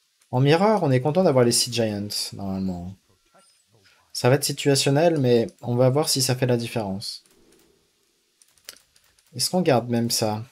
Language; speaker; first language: French; native; French